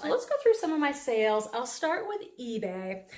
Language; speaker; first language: English; native; English